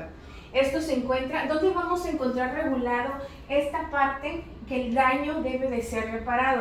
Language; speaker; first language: Spanish; native; Spanish